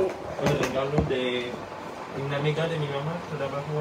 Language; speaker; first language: Spanish; early bilingual, heritage; Spanish